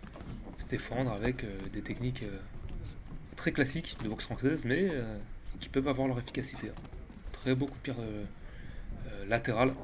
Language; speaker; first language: French; native; French